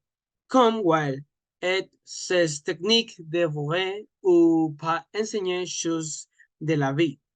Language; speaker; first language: French; non-native, learner; Spanish